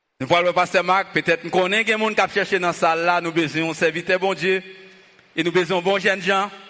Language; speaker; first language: French; non-native, local second language; Haitian Creole